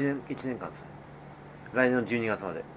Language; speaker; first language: Japanese; native; Japanese